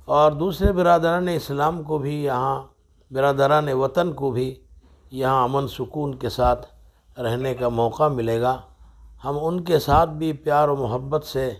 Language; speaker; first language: Hindi; non-native, local second language; Urdu